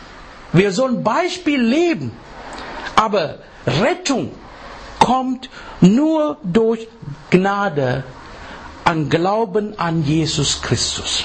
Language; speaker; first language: German; non-native, learner; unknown